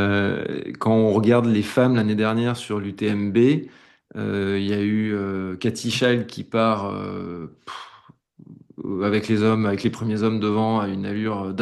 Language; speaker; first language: French; native; French